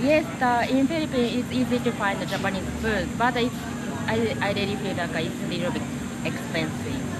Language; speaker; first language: English; non-native, learner; Japanese